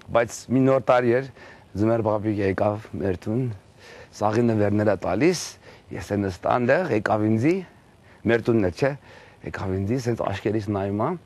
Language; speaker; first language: Armenian; early bilingual, heritage; Armenian